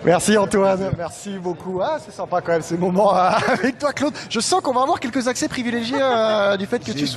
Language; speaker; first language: French; native; French